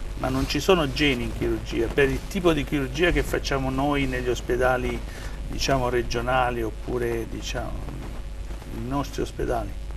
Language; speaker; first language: Italian; native; Italian